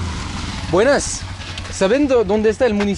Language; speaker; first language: Spanish; non-native, learner; French